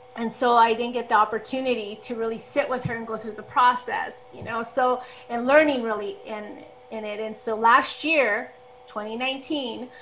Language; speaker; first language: English; early bilingual, other home language; Spanish